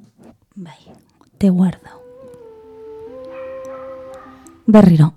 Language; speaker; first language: Basque; non-native, learner; Spanish